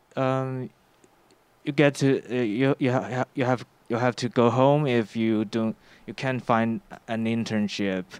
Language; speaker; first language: English; non-native, fluent; Chinese